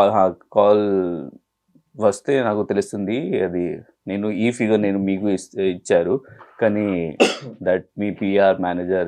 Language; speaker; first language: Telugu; non-native, learner; Hindi